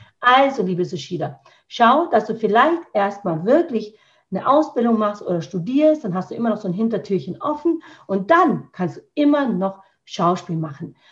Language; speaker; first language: German; native; German